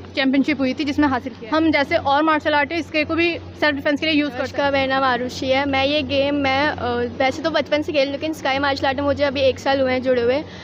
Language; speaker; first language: Hindi; native; Hindi